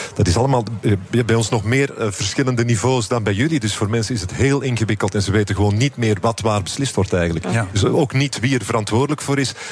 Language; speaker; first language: Dutch; native; Dutch